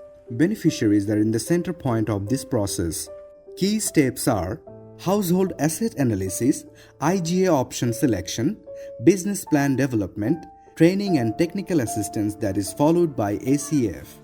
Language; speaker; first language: English; non-native, local second language; Bangla